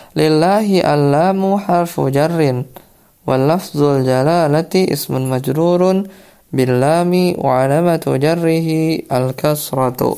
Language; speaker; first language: Arabic; non-native, fluent; Indonesian